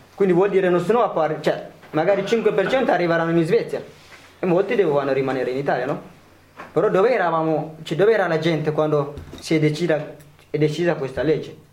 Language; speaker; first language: Italian; non-native, fluent; Tigrinya